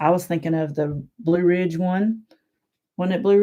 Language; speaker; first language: English; native; English